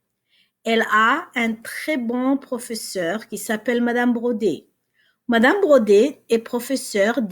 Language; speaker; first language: French; non-native, fluent; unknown